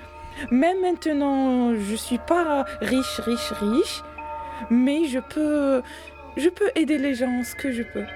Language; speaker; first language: French; non-native, learner; Arabic